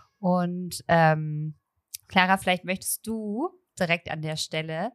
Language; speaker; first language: German; native; German